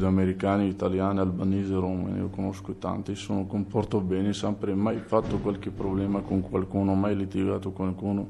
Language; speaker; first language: Italian; non-native, learner; Arabic